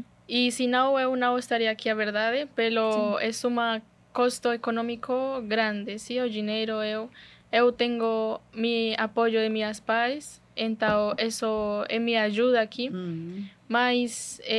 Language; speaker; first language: Portuguese; non-native, learner; Spanish